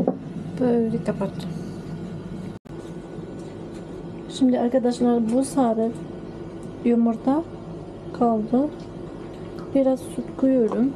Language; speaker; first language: Turkish; non-native, learner; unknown